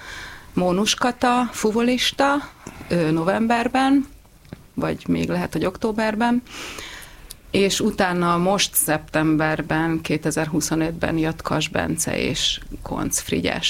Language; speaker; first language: Hungarian; native; Hungarian